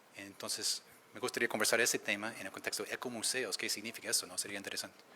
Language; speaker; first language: Spanish; non-native, fluent; English